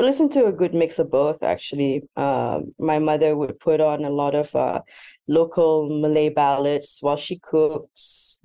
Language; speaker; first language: English; non-native, local second language; Malay